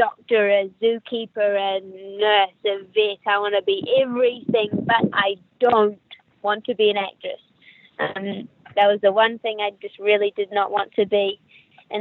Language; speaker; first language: English; native; English